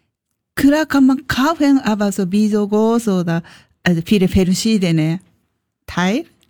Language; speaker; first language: German; non-native, learner; Japanese